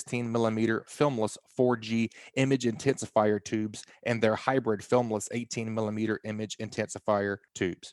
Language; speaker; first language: English; native; English